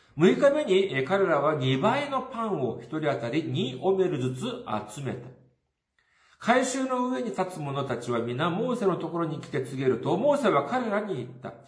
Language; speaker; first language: Japanese; non-native, fluent; Korean